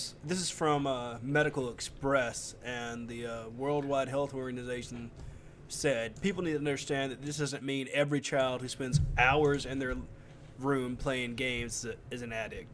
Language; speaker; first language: English; native; English